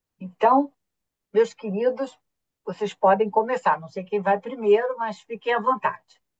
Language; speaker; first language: Portuguese; native; Portuguese